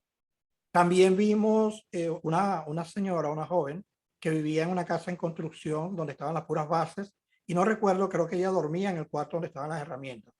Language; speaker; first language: Spanish; native; Spanish